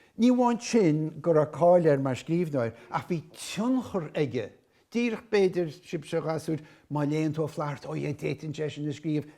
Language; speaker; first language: Irish; native; Irish